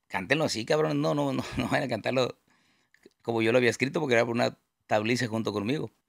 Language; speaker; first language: Spanish; native; Spanish